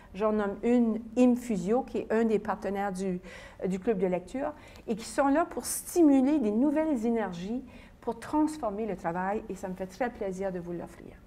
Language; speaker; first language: French; native; French